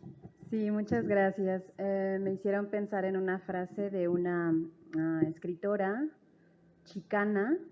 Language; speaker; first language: Spanish; native; Spanish